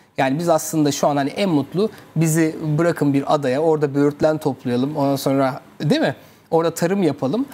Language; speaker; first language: Turkish; native; Turkish